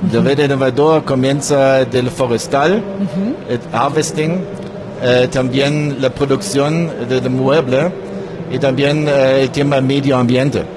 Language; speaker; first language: Spanish; non-native, learner; German